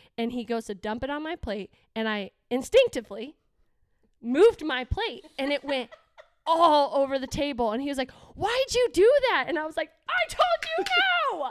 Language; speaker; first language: English; native; English